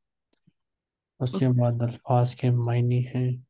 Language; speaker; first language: Urdu; native; Urdu